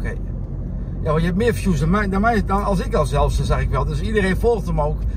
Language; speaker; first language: Dutch; native; Dutch